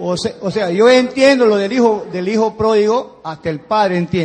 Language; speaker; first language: Spanish; native; Spanish